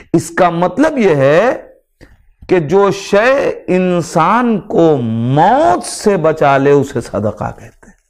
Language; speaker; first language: Hindi; native; Hindi